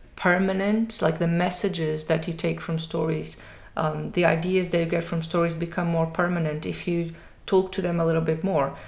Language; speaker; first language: English; non-native, fluent; Portuguese